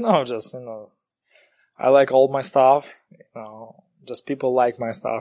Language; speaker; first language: English; non-native, learner; Kazakh